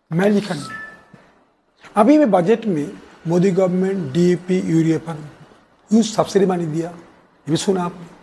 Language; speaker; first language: Hindi; non-native, local second language; Bangla